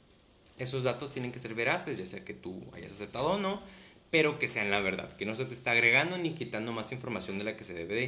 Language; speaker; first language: Spanish; native; Spanish